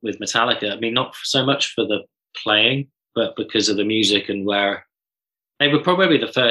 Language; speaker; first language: English; native; English